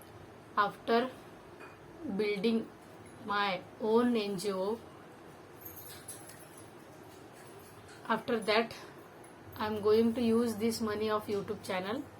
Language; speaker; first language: English; non-native, local second language; Marathi